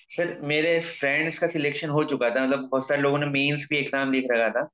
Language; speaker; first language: Hindi; native; Hindi